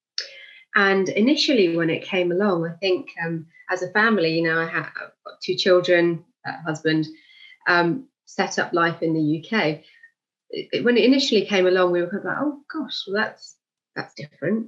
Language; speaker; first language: English; native; English